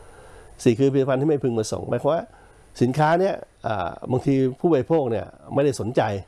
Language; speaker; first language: Thai; native; Thai